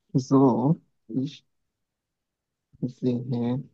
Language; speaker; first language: German; non-native, learner; Bangla